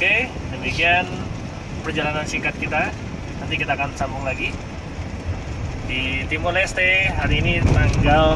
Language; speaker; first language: Indonesian; native; Indonesian